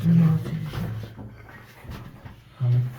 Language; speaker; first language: French; native; French